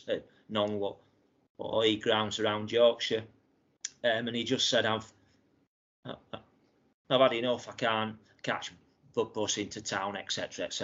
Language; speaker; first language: English; native; English